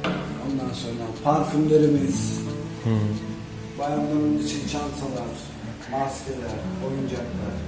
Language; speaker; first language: Turkish; native; Turkish